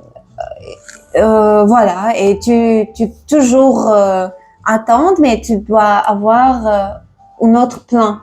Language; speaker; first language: French; non-native, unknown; Tajik